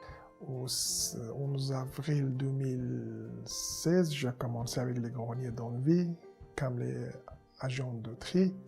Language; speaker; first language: French; non-native, learner; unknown